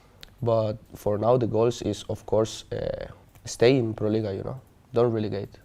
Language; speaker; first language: English; non-native, learner; Spanish